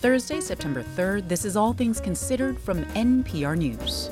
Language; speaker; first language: English; native; English